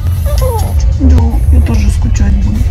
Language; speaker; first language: Russian; native; Russian